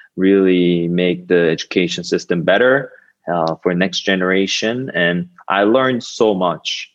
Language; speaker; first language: English; non-native, fluent; Korean